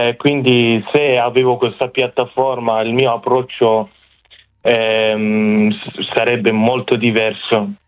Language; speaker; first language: Italian; non-native, fluent; Persian